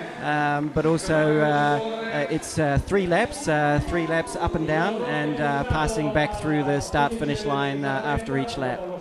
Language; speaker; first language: English; native; English